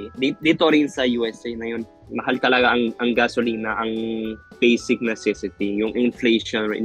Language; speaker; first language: Filipino; non-native, fluent; Spanish